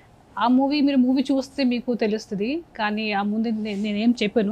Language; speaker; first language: Telugu; non-native, fluent; Hindi